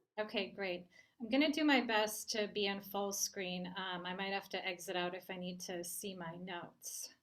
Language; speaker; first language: English; native; English